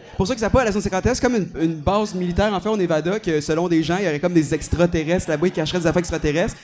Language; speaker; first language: French; native; French